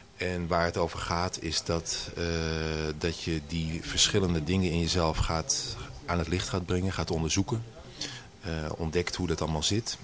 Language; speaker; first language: Dutch; native; Dutch